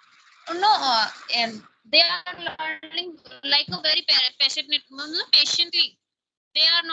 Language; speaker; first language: English; non-native, local second language; Hindi